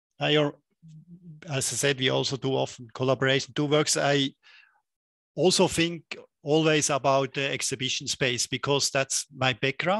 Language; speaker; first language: English; non-native, fluent; German